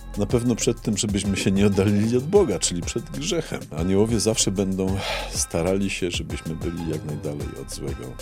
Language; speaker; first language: Polish; native; Polish